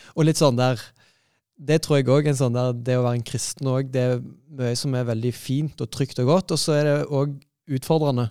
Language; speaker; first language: Norwegian; native; Norwegian